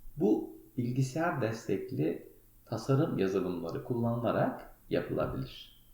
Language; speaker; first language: Turkish; native; Turkish